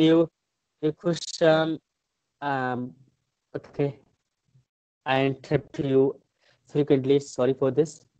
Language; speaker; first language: English; non-native, fluent; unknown